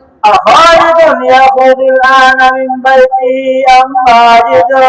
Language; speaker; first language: Arabic; non-native, fluent; Bangla